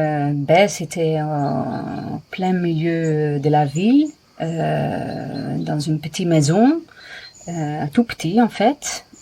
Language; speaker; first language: French; non-native, fluent; Dutch